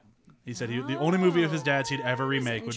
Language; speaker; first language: English; native; English